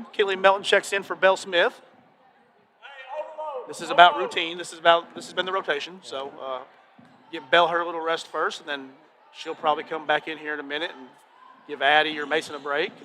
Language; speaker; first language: English; native; English